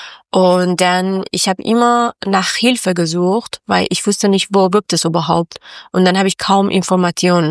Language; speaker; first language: German; non-native, learner; Persian